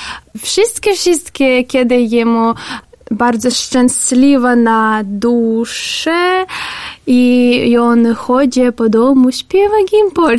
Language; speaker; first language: Polish; non-native, learner; Russian